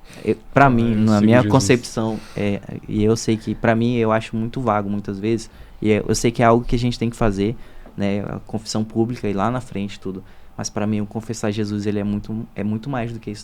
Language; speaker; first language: Portuguese; native; Portuguese